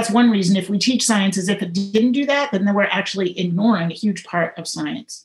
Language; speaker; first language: English; native; English